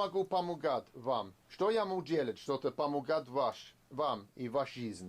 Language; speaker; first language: Russian; non-native, learner; English